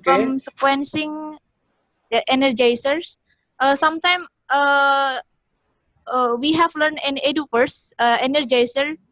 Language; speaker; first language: English; non-native, learner; Indonesian